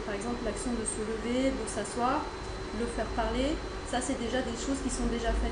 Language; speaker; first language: French; native; French